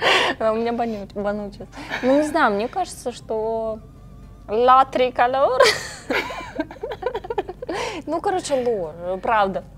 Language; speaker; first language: Russian; native; Russian